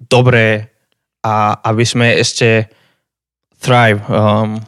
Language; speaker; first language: Slovak; native; Slovak